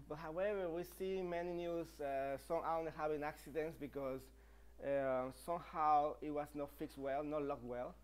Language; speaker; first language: English; non-native, fluent; Spanish